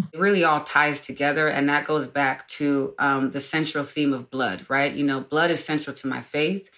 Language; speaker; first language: English; native; English